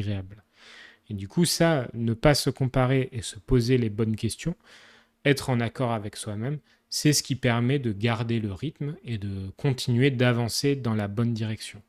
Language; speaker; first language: French; native; French